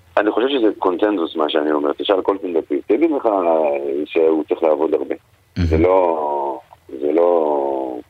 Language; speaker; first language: Hebrew; native; Hebrew